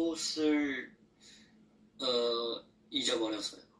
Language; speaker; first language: Korean; non-native, learner; Chinese